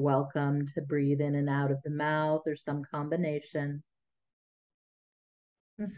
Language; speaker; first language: English; early bilingual, other home language; Tamil